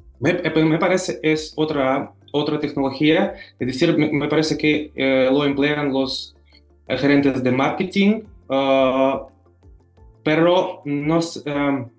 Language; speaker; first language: Spanish; non-native, learner; Russian